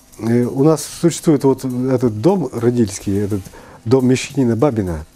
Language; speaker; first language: Russian; native; Russian